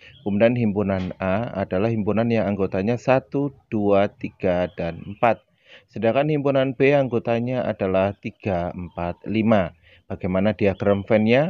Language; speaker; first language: Indonesian; native; Indonesian